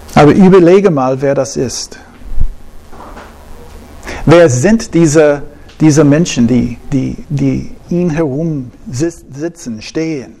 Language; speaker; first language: German; non-native, fluent; English